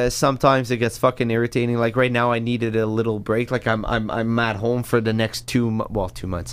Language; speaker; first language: English; non-native, fluent; French